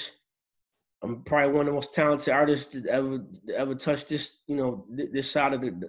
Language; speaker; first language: English; native; English